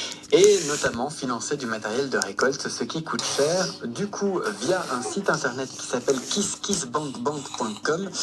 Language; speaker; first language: French; native; French